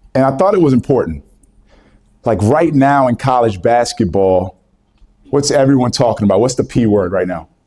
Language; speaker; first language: English; native; English